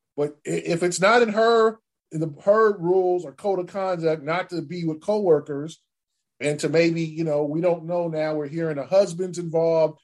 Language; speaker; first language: English; native; English